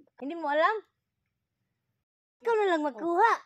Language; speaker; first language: Filipino; non-native, local second language; Cebuano